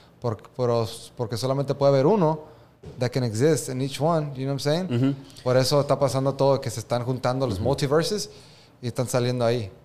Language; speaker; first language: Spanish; early bilingual, heritage; Spanish